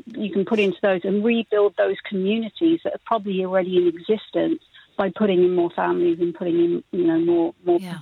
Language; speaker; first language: English; native; English